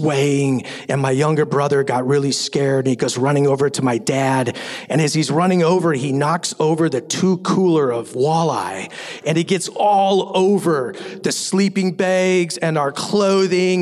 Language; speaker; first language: English; native; English